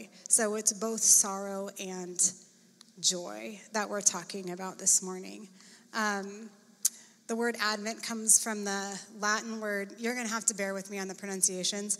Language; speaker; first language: English; native; English